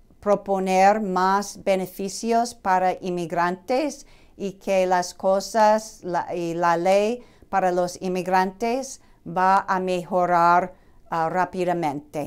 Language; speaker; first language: Spanish; non-native, fluent; English